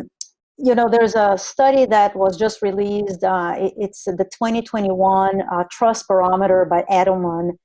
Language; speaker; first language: English; non-native, fluent; Spanish